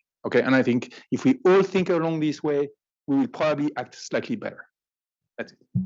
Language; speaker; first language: English; non-native, fluent; French